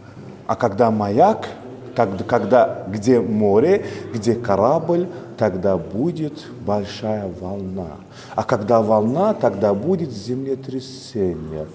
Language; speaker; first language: Russian; non-native, local second language; Azerbaijani